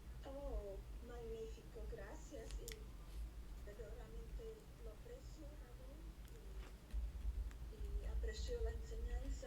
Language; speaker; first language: Spanish; early bilingual, heritage; Spanish